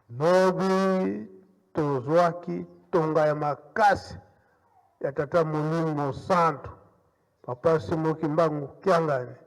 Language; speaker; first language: Lingala; non-native, local second language; Kongo